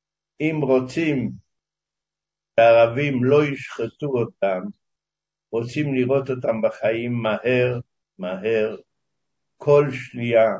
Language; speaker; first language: Hebrew; early bilingual, other home language; Hungarian